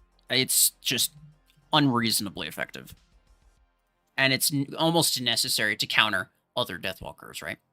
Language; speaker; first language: English; native; English